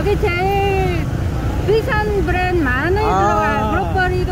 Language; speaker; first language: Korean; non-native, learner; Vietnamese